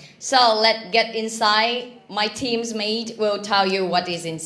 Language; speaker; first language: English; non-native, learner; Vietnamese